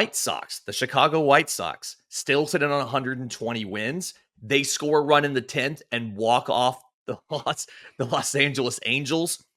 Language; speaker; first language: English; native; English